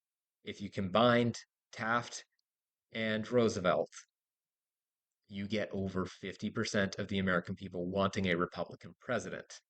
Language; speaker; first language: English; native; English